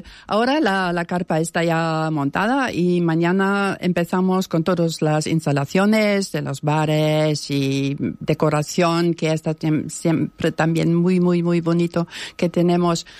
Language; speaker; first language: Spanish; non-native, fluent; German